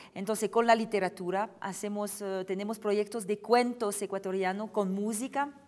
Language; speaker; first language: Spanish; non-native, fluent; French